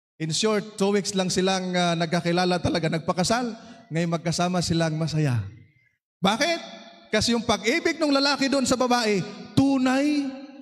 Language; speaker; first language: Filipino; native; Filipino